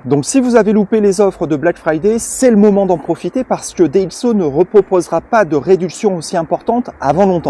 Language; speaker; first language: French; native; French